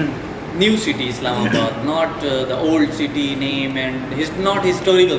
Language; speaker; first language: English; non-native, fluent; Urdu